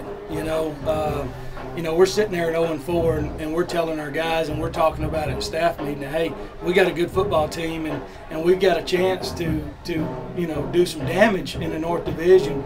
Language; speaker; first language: English; native; English